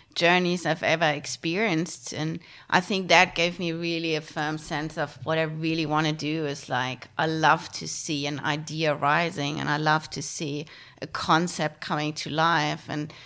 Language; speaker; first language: English; non-native, fluent; German